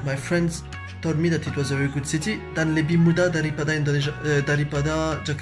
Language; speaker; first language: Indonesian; non-native, learner; French